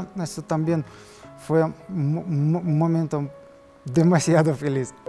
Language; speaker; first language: Spanish; non-native, learner; Russian